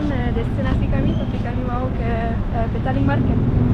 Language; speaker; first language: Indonesian; non-native, fluent; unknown